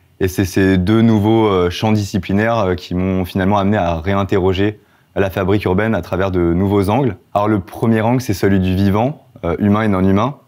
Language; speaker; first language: French; native; French